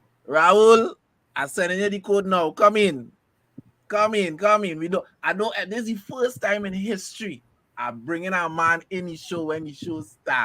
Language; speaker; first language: English; native; English